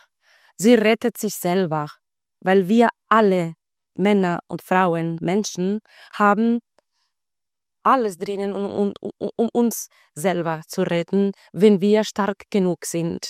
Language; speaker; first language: German; non-native, fluent; Spanish